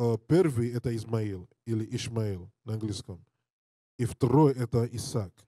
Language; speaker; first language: Russian; non-native, learner; English